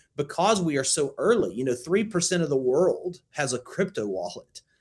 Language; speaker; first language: English; native; English